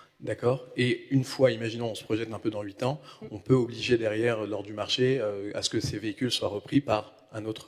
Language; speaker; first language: French; native; French